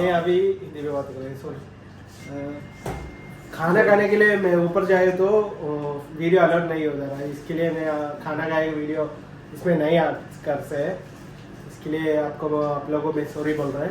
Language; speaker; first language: Hindi; non-native, learner; Malayalam